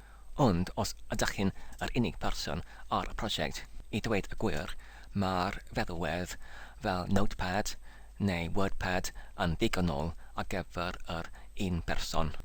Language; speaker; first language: Welsh; non-native, learner; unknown